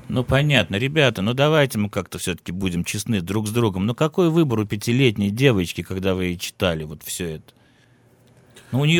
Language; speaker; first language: Russian; native; Russian